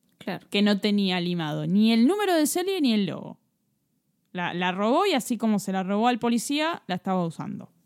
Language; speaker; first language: Spanish; native; Spanish